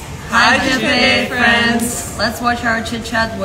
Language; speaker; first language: English; non-native, fluent; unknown